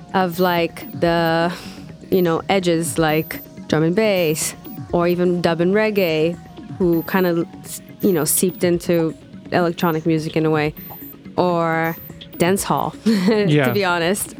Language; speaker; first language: English; non-native, fluent; Hebrew